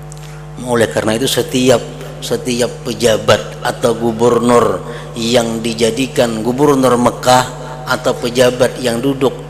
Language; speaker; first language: Indonesian; non-native, local second language; Banjar